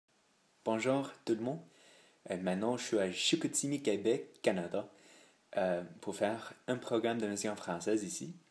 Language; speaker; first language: French; non-native, learner; English